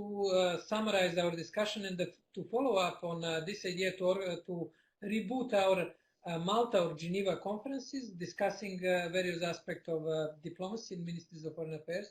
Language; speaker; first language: English; non-native, fluent; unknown